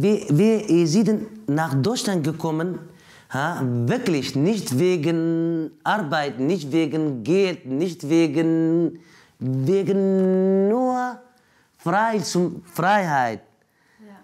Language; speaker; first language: German; non-native, learner; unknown